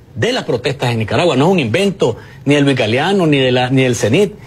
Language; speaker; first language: Spanish; native; Spanish